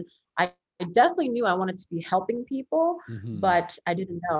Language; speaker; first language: English; early bilingual, other home language; Korean